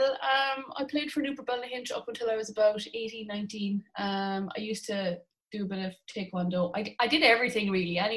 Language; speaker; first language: English; native; English